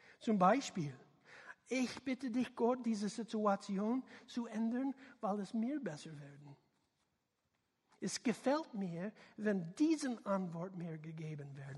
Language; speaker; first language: German; non-native, learner; English